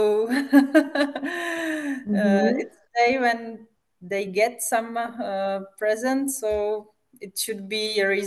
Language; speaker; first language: English; non-native, fluent; Czech